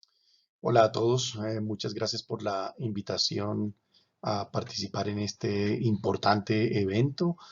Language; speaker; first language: Spanish; native; Spanish